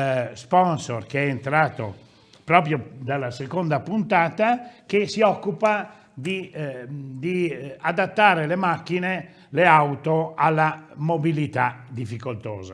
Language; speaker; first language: Italian; native; Italian